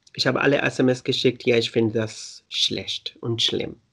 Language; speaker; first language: German; non-native, fluent; Urdu